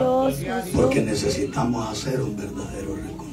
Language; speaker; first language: Spanish; native; Spanish